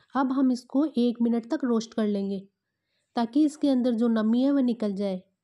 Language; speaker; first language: Hindi; native; Hindi